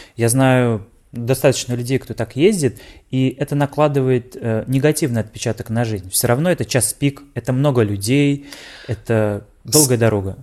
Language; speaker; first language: Russian; native; Russian